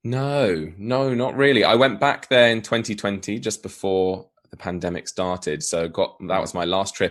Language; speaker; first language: English; native; English